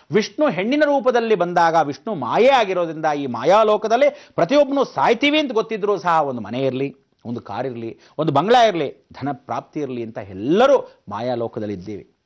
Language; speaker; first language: Kannada; native; Kannada